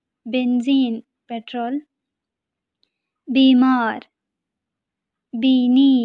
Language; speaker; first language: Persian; non-native, fluent; Urdu